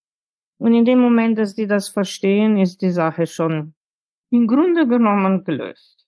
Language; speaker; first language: German; non-native, fluent; Slovenian